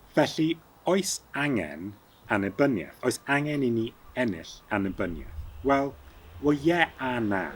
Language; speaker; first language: Welsh; early bilingual, heritage; Welsh